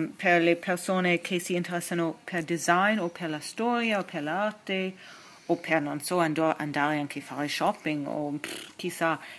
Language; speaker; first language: Italian; non-native, fluent; English